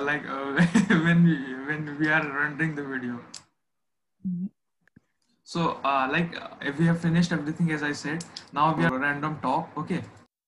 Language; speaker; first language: English; non-native, local second language; Hindi